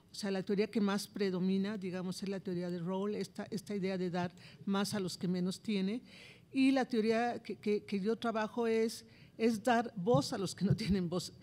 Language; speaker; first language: Spanish; native; Spanish